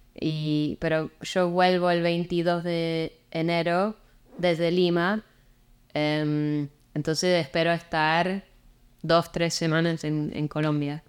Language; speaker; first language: Spanish; non-native, fluent; English